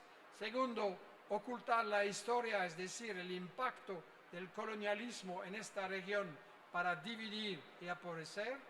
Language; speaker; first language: Spanish; non-native, fluent; French